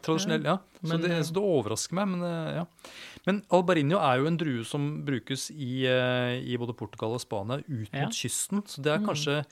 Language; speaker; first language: Norwegian; native; Norwegian